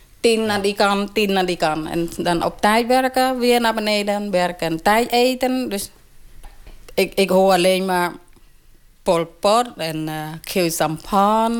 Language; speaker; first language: Dutch; non-native, learner; Khmer